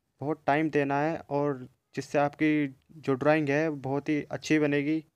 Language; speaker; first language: Hindi; native; Hindi